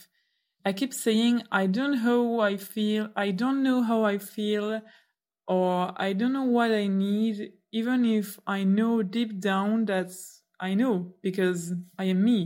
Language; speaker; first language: English; non-native, fluent; French